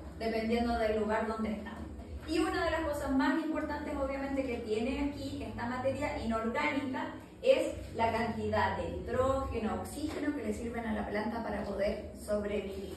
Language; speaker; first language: Spanish; native; Spanish